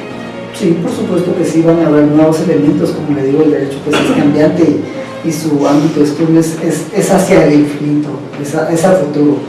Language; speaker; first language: Spanish; native; Spanish